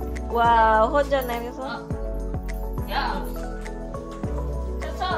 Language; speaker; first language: Korean; non-native, learner; Filipino